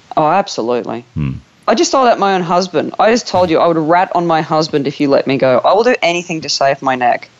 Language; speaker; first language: English; native; English